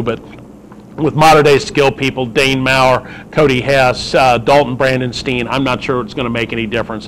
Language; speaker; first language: English; native; English